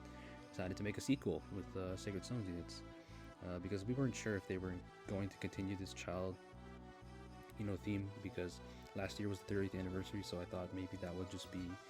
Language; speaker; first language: English; native; English